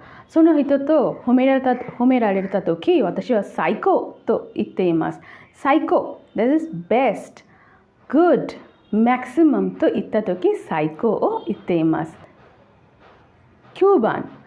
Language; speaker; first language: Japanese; non-native, learner; Bangla